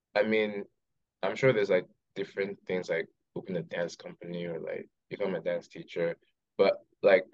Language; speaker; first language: English; non-native, local second language; Yoruba